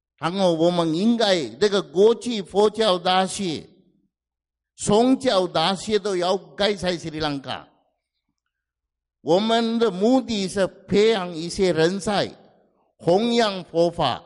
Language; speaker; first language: Chinese; non-native, fluent; Sinhala